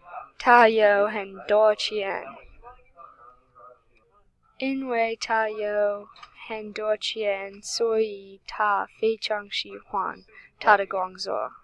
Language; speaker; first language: Chinese; non-native, learner; English